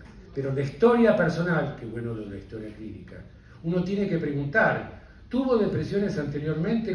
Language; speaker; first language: Spanish; native; Spanish